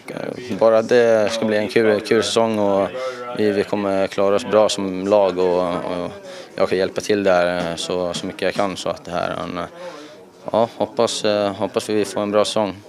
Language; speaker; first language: Swedish; non-native, fluent; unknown